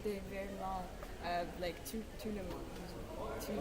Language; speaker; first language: French; non-native, learner; English